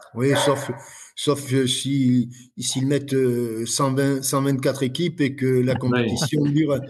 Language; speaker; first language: French; native; French